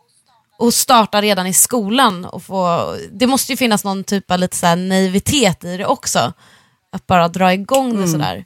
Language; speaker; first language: Swedish; native; Swedish